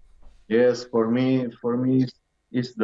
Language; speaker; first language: English; non-native, learner; Romanian